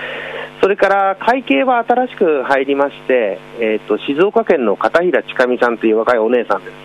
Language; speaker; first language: Japanese; native; Japanese